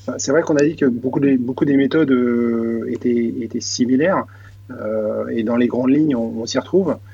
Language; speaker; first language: French; native; French